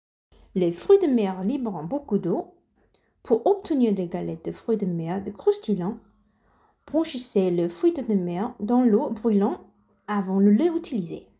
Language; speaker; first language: French; non-native, learner; Korean